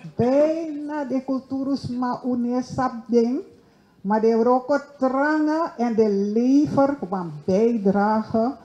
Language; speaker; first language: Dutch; non-native, local second language; Sranan Tongo